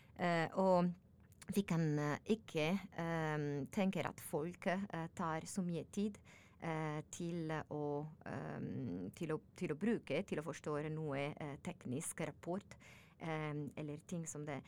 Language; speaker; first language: Norwegian; non-native, learner; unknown